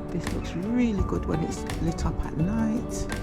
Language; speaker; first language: English; native; English